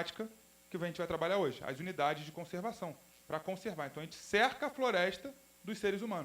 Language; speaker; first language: Portuguese; native; Portuguese